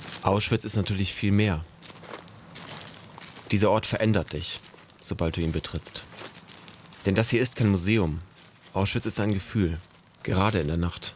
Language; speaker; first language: German; native; German